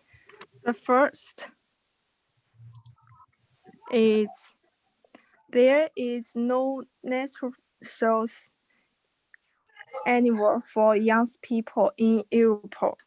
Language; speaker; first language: English; non-native, learner; Chinese